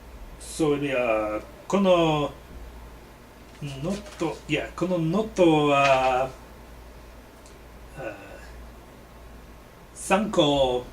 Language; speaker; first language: Japanese; non-native, learner; English